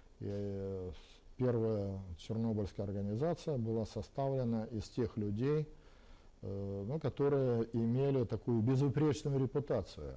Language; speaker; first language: Russian; native; Russian